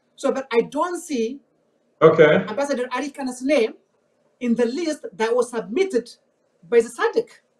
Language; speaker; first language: English; non-native, fluent; Amharic